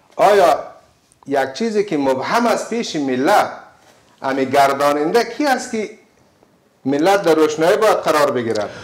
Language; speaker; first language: Persian; native; Persian